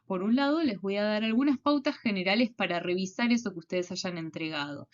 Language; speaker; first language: Spanish; native; Spanish